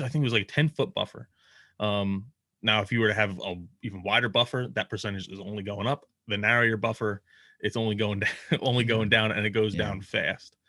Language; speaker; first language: English; native; English